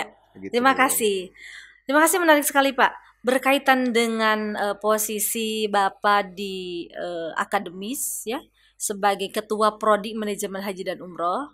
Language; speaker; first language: Indonesian; native; Indonesian